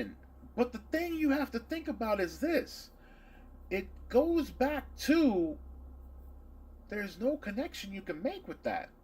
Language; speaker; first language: English; native; English